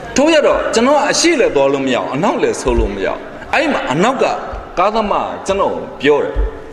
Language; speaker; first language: Burmese; native; Burmese